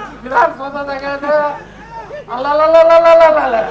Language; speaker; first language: Kannada; native; Kannada